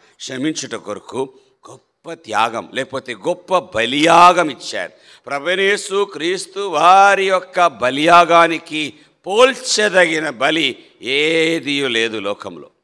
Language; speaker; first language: Telugu; non-native, local second language; Malayalam